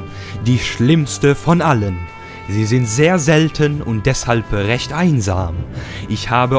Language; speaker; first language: German; native; German